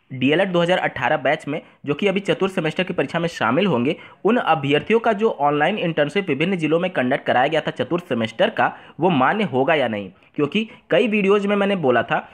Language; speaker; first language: Hindi; native; Hindi